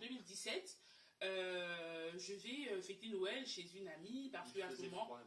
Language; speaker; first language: French; native; French